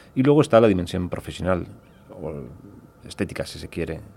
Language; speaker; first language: Spanish; native; Spanish